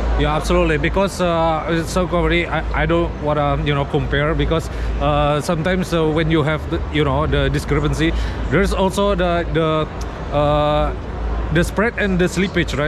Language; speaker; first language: English; non-native, fluent; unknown